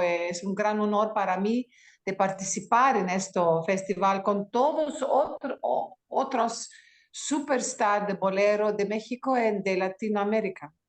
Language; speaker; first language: Spanish; non-native, learner; Greek